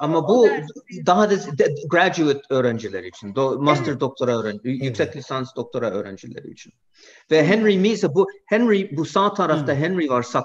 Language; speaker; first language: Turkish; non-native, fluent; English